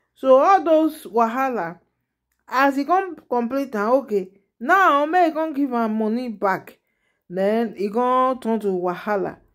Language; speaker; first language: Nigerian Pidgin; non-native, local second language; Yoruba